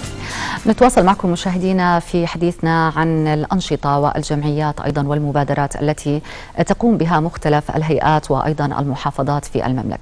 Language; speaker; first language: Arabic; native; Arabic